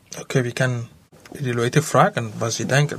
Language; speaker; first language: German; non-native, learner; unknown